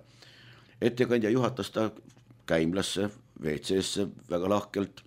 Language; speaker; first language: Estonian; native; Estonian